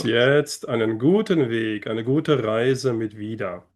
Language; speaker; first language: German; native; German